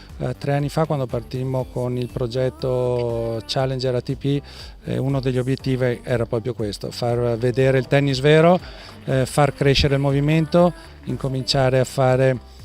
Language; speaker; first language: Italian; native; Italian